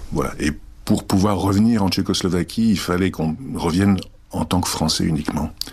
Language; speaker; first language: French; early bilingual, other home language; Czech